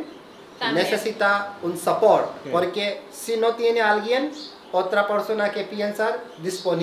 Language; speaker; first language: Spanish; non-native, learner; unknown